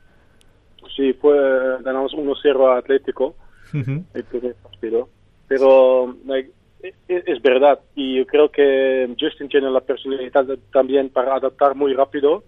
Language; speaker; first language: Spanish; non-native, fluent; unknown